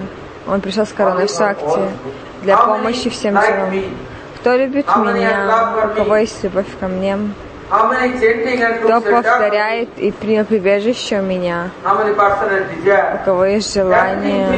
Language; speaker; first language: Russian; native; Russian